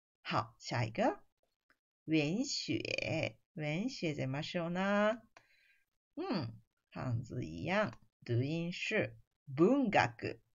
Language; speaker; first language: Chinese; non-native, fluent; Japanese